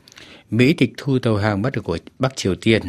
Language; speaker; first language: Vietnamese; native; Vietnamese